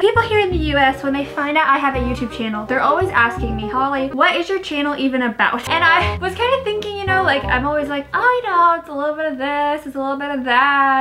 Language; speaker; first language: English; native; English